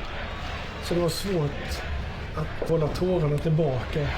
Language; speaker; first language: Swedish; native; Swedish